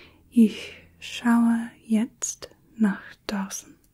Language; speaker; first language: German; non-native, learner; English